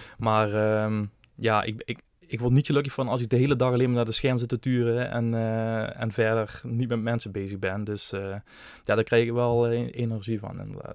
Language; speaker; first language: Dutch; native; Dutch